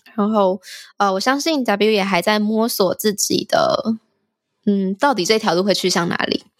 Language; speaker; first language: Chinese; native; Chinese